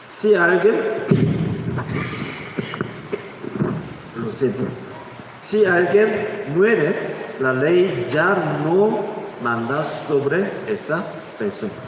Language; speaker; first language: Spanish; non-native, learner; Korean